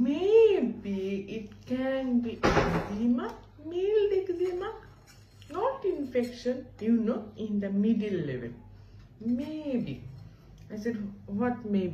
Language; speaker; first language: English; non-native, local second language; Bangla